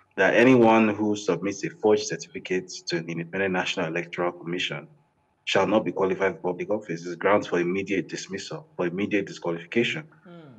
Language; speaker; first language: English; non-native, local second language; Yoruba